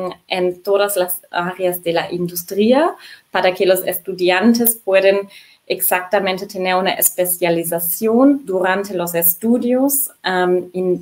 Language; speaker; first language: Spanish; non-native, fluent; German